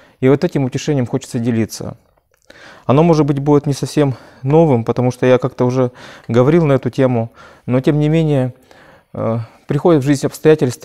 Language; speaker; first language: Russian; native; Russian